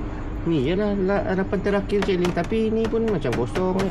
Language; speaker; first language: Malay; native; Malay